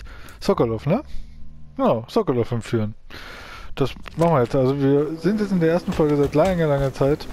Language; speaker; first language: German; native; German